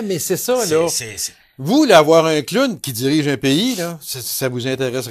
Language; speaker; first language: French; native; French